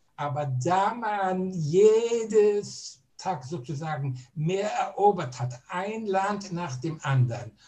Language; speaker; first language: German; native; German